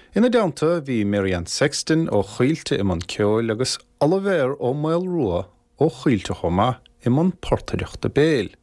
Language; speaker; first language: Irish; native; Irish